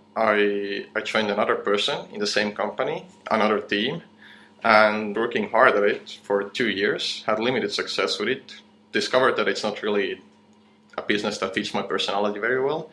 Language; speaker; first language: English; non-native, fluent; Estonian